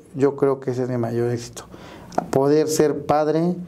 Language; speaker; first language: Spanish; native; Spanish